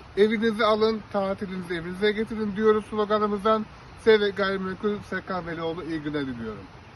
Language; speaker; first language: Turkish; native; Turkish